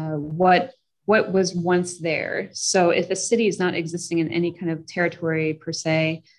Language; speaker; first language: English; native; English